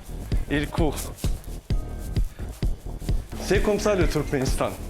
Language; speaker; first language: French; non-native, fluent; Turkmen